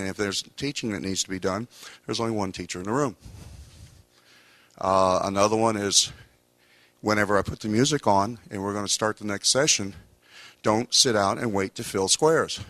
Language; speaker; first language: English; native; English